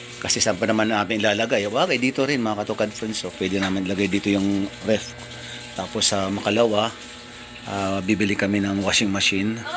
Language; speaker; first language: Filipino; native; Filipino